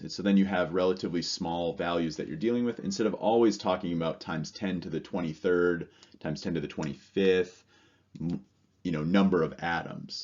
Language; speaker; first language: English; native; English